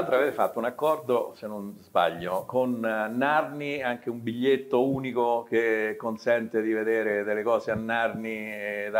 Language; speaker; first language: Italian; native; Italian